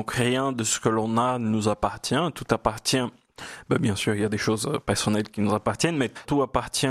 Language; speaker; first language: French; non-native, fluent; Portuguese